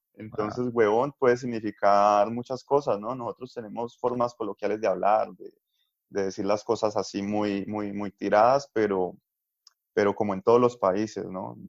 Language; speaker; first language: Spanish; native; Spanish